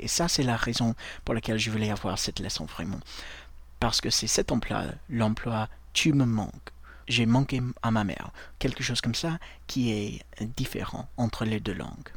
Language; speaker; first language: French; non-native, fluent; English